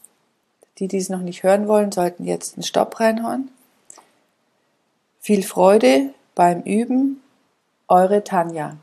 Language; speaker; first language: German; native; German